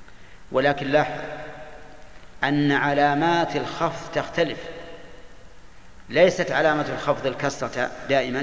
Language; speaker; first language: Arabic; native; Arabic